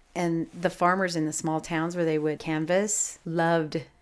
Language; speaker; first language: English; native; English